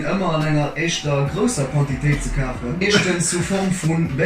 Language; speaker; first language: German; non-native, local second language; Luxembourgish